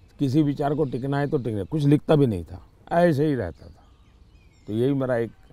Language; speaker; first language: Hindi; non-native, local second language; Gujarati